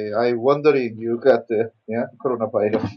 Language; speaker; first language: English; non-native, learner; Korean